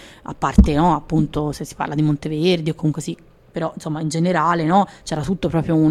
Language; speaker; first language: Italian; native; Italian